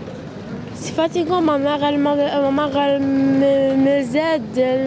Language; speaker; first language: French; non-native, learner; Arabic